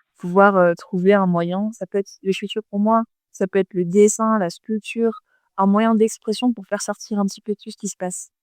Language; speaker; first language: French; native; French